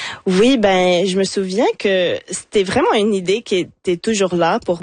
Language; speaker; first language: French; non-native, local second language; English